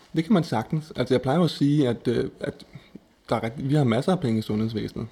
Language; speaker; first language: Danish; native; Danish